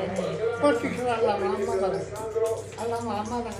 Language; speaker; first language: Italian; native; Italian